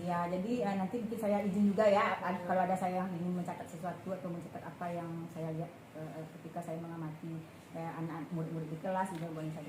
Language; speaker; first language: Indonesian; native; Indonesian